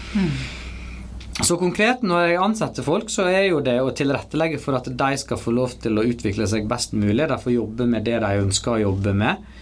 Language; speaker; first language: Norwegian; native; Norwegian